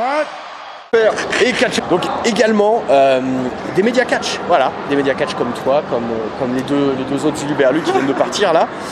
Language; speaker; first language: French; native; French